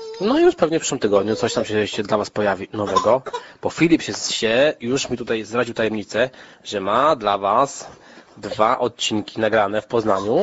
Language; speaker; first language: Polish; native; Polish